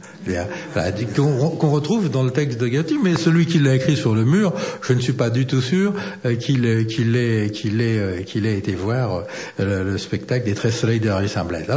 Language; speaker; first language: French; native; French